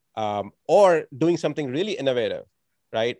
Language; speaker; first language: English; non-native, local second language; Tamil